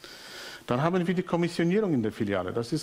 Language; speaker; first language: German; non-native, fluent; Polish